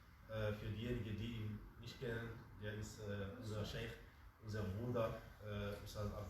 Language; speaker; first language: German; non-native, fluent; Fula